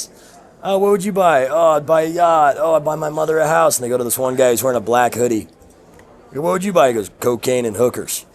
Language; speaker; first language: English; native; English